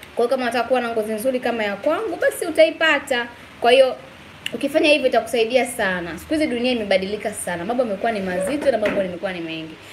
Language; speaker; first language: Swahili; native; Swahili